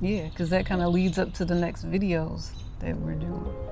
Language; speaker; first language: English; native; English